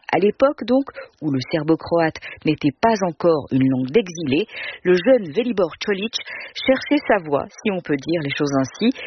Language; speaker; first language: French; native; French